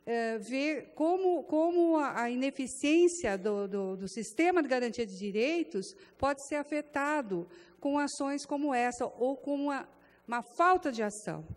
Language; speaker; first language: Portuguese; native; Portuguese